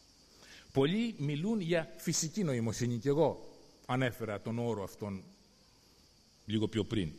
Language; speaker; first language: Greek; native; Greek